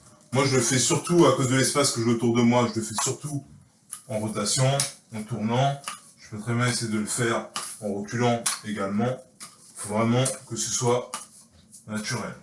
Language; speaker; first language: French; native; French